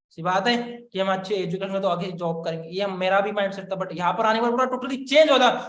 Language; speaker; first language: Hindi; non-native, local second language; Marathi